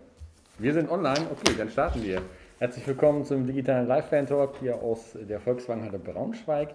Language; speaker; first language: German; native; German